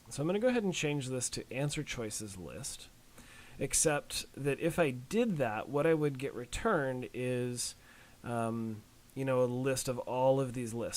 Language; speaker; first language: English; native; English